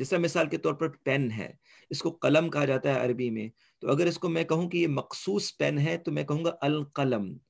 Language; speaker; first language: Urdu; early bilingual, heritage; Urdu